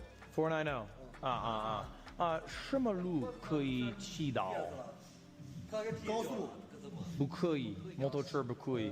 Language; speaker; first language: Chinese; non-native, learner; English